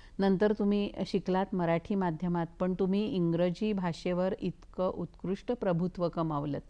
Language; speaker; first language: Marathi; native; Marathi